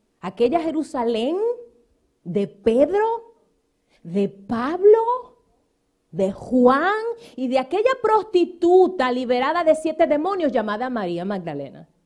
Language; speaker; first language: Spanish; native; Spanish